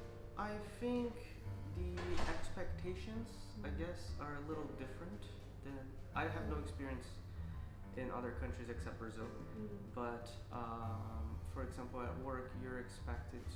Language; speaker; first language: English; non-native, fluent; Portuguese